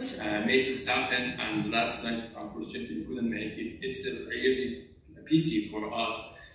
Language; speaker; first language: English; non-native, fluent; Persian